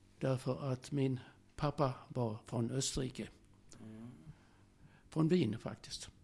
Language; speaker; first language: Swedish; early bilingual, other home language; Slovak